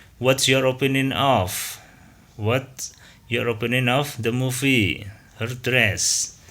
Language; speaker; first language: English; non-native, fluent; Indonesian